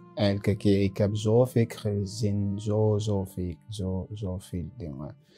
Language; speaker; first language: Dutch; non-native, learner; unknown